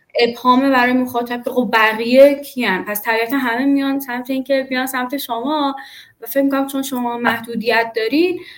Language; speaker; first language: Persian; native; Persian